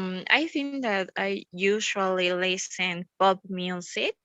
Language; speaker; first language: English; non-native, learner; Spanish